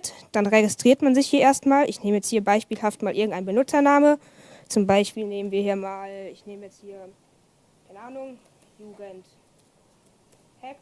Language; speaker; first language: German; native; German